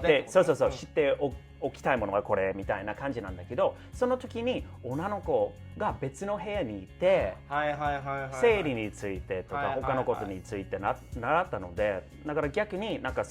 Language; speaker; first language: Japanese; non-native, fluent; English